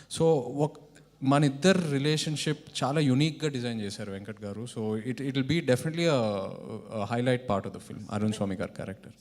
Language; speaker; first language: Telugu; native; Telugu